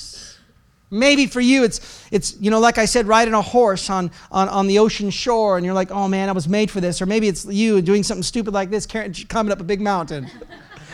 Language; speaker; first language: English; native; English